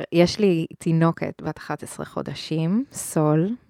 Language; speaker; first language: Hebrew; early bilingual, other home language; Spanish